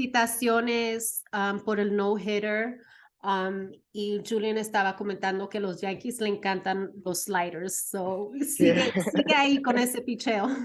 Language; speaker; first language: Spanish; early bilingual, heritage; Spanish